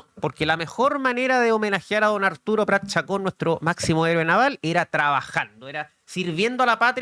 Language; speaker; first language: Spanish; native; Spanish